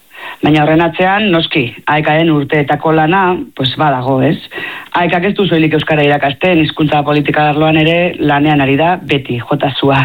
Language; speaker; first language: Basque; non-native, local second language; Spanish